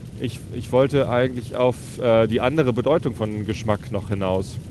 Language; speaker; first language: German; native; German